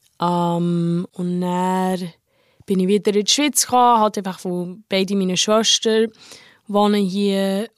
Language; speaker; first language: German; early bilingual, heritage; German